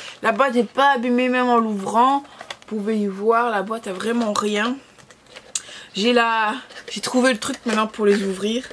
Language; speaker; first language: French; native; French